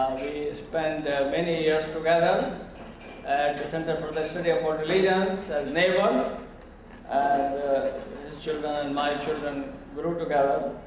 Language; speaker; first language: English; non-native, local second language; Urdu